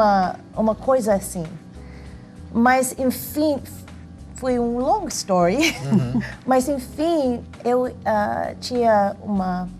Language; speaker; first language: Portuguese; non-native, learner; English